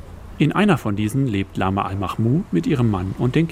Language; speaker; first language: German; native; German